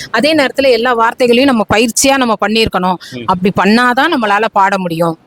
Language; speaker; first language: Tamil; non-native, local second language; Telugu